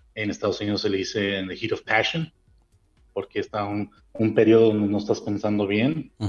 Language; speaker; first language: Spanish; early bilingual, heritage; Spanish